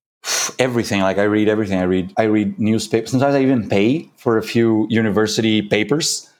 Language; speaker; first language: English; non-native, fluent; Portuguese